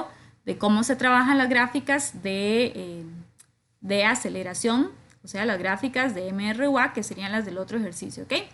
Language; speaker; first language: Spanish; native; Spanish